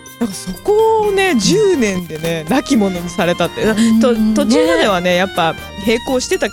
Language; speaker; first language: Japanese; native; Japanese